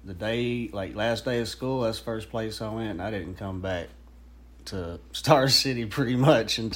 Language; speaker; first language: English; native; English